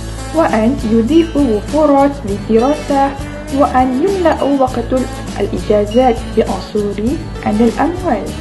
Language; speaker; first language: Arabic; non-native, learner; Malay